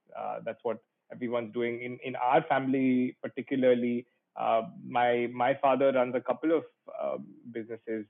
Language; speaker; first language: English; non-native, local second language; Gujarati